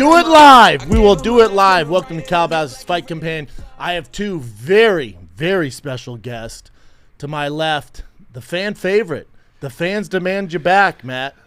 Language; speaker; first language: English; native; English